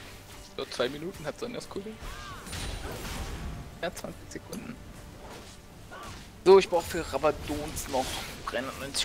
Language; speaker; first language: German; native; German